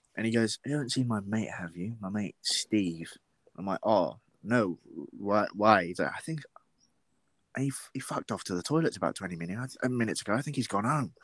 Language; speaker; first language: English; native; English